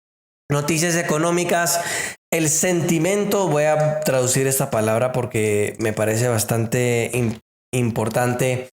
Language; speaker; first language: Spanish; native; Spanish